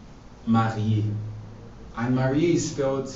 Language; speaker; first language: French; non-native, fluent; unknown